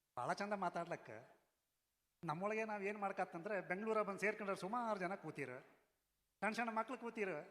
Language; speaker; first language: Kannada; non-native, local second language; Konkani